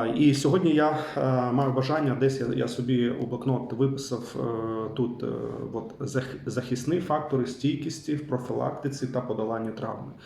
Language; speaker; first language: Ukrainian; non-native, local second language; Russian